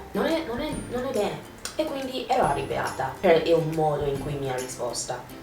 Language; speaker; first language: Italian; non-native, learner; English